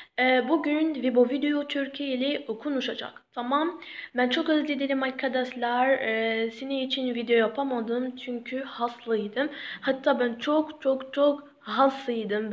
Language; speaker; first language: Turkish; non-native, learner; Arabic